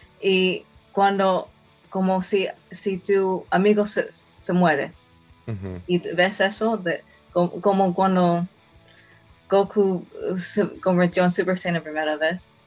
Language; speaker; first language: Spanish; early bilingual, heritage; Spanish